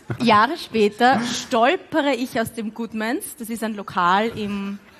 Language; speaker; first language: German; native; German